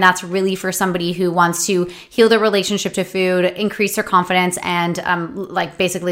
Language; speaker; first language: English; native; English